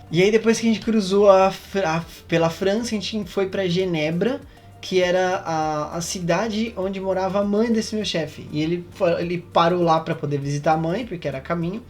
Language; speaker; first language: Portuguese; native; Portuguese